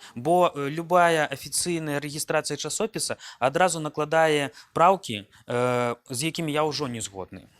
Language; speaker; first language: Belarusian; native; Belarusian